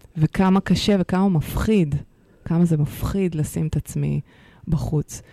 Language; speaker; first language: Hebrew; early bilingual, other home language; Russian